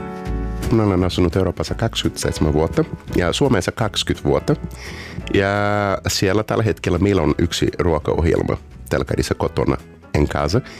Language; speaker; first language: Finnish; non-native, learner; Portuguese